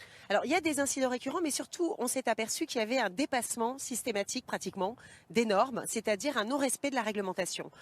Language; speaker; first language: French; native; French